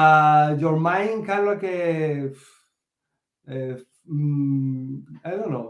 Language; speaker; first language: English; non-native, learner; Spanish